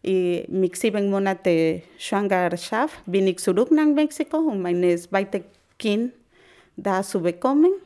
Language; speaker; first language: German; non-native, learner; Spanish